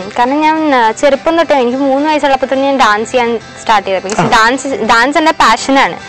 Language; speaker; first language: Malayalam; non-native, local second language; Konkani